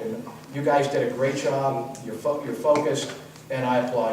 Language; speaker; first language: English; native; English